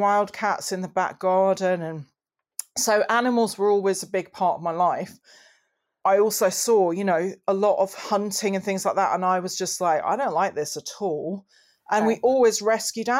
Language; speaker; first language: English; native; English